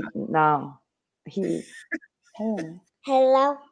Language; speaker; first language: English; non-native, learner; Korean